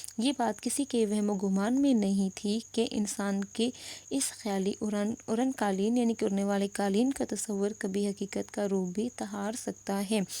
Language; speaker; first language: Urdu; non-native, local second language; Pashto